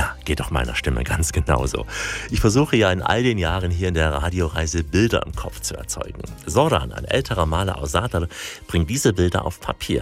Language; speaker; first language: German; native; German